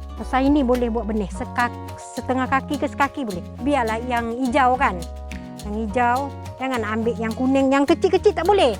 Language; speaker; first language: Malay; native; Malay